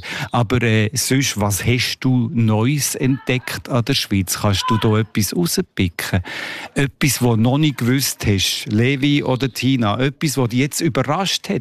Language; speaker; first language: German; native; German